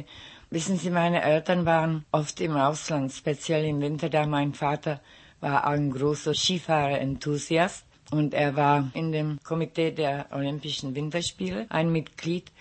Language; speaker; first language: German; non-native, local second language; Czech